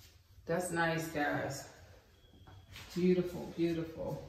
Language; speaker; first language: English; native; English